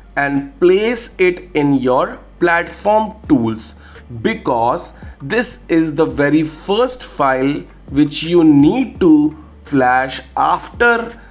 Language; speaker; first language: English; non-native, local second language; Hindi